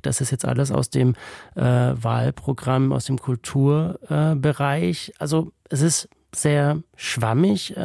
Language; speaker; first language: German; native; German